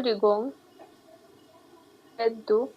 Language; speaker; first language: German; non-native, learner; Bangla